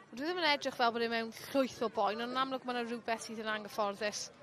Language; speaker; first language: Welsh; native; Welsh